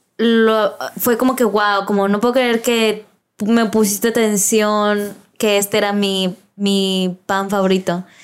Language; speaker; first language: Spanish; early bilingual, heritage; Spanish